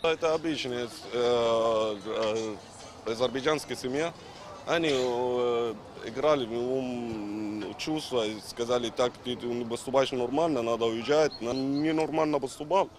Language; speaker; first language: Russian; non-native, learner; Arabic